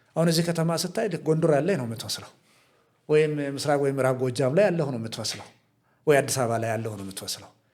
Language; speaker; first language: Amharic; non-native, local second language; Hadiyya